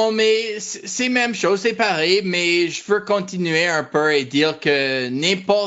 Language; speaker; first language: French; non-native, learner; English